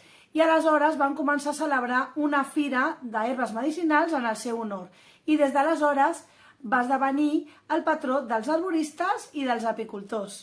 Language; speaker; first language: Catalan; native; Catalan